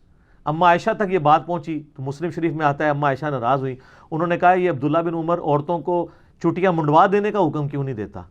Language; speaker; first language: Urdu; non-native, local second language; Punjabi